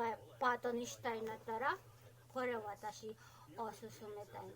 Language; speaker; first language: Japanese; non-native, learner; Filipino